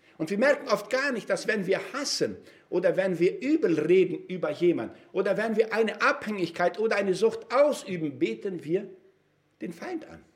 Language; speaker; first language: German; non-native, fluent; Portuguese